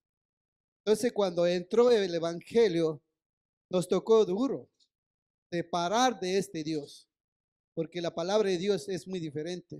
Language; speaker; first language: Spanish; non-native, local second language; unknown